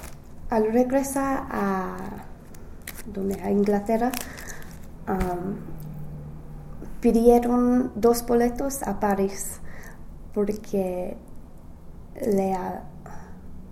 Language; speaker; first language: Spanish; non-native, learner; English